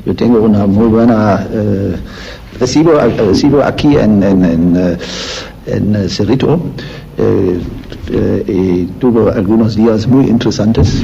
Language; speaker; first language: Spanish; non-native, learner; German